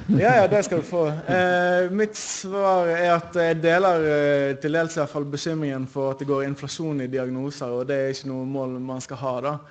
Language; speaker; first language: Norwegian; native; Norwegian